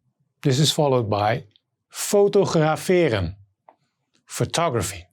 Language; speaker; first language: English; non-native, fluent; Dutch